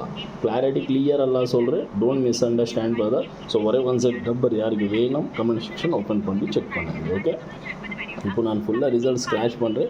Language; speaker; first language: Tamil; non-native, local second language; Kannada